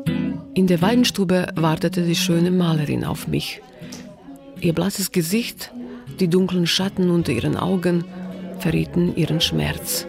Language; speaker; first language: German; non-native, fluent; Bosnian